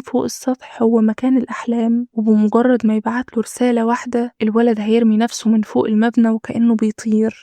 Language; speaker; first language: Arabic; native; Arabic